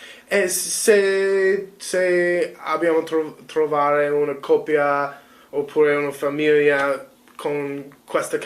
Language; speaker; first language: Italian; non-native, learner; English